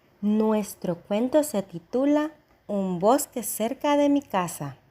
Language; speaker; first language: Spanish; native; Spanish